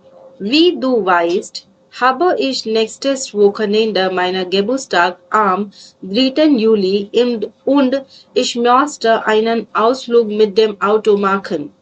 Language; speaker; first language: German; non-native, learner; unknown